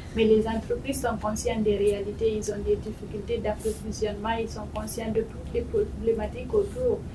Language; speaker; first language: French; non-native, local second language; Fula